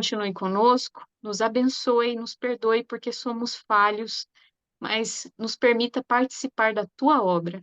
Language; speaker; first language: Portuguese; native; Portuguese